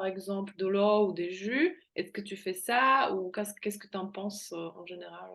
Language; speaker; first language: French; non-native, fluent; Slovak